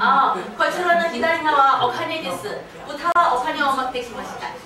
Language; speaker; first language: Japanese; non-native, fluent; Chinese